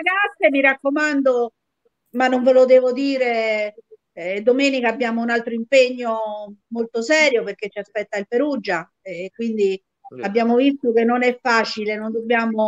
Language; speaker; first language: Italian; native; Italian